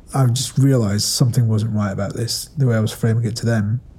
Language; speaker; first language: English; native; English